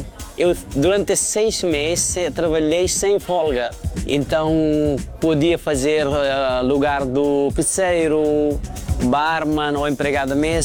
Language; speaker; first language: Portuguese; non-native, fluent; Nepali